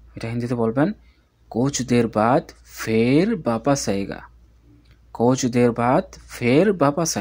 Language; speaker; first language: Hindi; non-native, fluent; Bangla